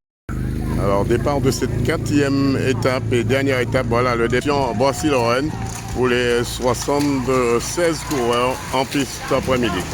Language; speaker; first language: French; native; French